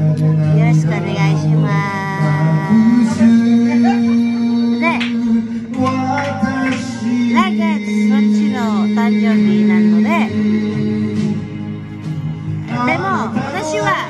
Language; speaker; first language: Japanese; non-native, fluent; Filipino